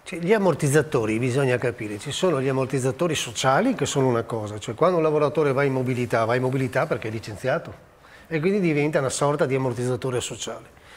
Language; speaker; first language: Italian; native; Italian